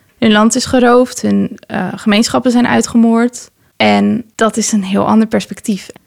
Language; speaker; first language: Dutch; early bilingual, other home language; Persian